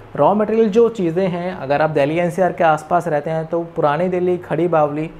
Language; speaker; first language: Hindi; native; Hindi